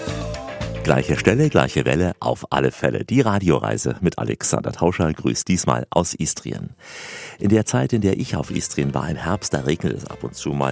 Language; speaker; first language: German; native; German